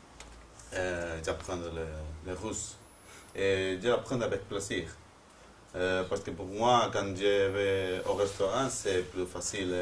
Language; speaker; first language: French; non-native, fluent; Spanish